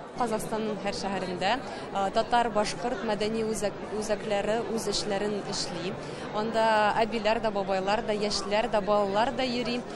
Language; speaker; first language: Tatar; early bilingual, heritage; Tatar